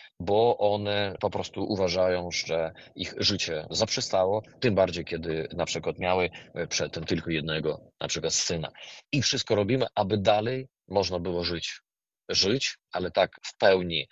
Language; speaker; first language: Polish; non-native, fluent; Ukrainian